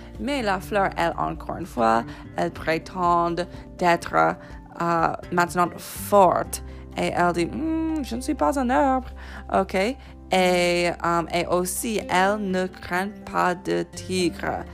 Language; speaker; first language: French; non-native, fluent; English